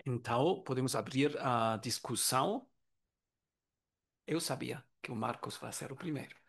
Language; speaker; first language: Portuguese; non-native, learner; German